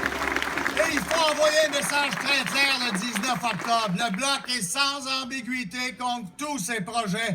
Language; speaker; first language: French; native; French